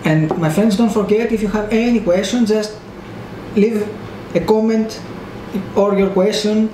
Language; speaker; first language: English; non-native, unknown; Greek